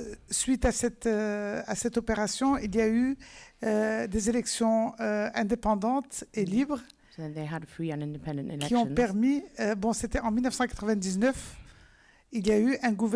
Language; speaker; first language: French; non-native, local second language; Arabic